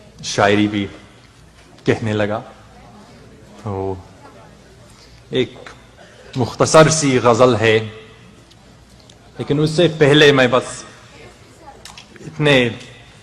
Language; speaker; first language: Urdu; non-native, fluent; English